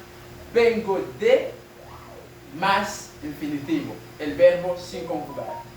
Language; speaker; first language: Spanish; non-native, fluent; French